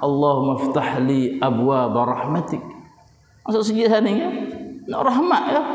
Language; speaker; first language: Malay; native; Malay